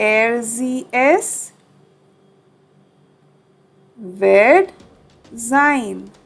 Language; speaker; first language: German; non-native, fluent; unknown